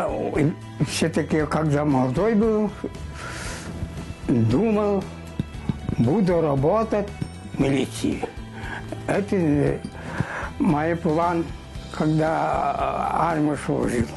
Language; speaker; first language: Russian; non-native, local second language; Yakut